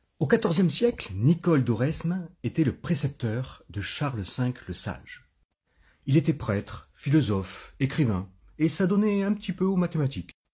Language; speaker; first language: French; native; French